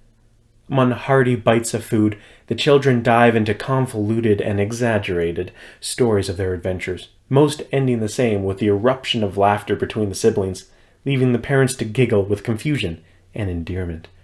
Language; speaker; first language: English; native; English